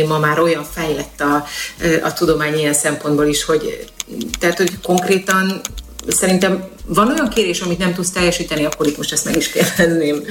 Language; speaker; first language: Hungarian; native; Hungarian